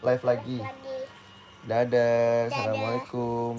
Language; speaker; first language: Indonesian; native; Indonesian